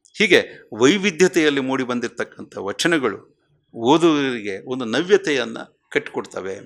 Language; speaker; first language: Kannada; native; Kannada